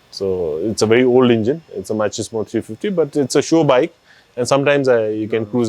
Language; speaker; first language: English; non-native, local second language; Nepali